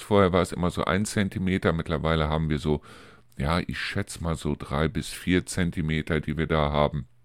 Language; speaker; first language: German; native; German